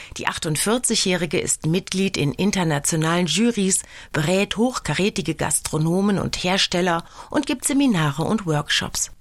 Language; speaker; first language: German; native; German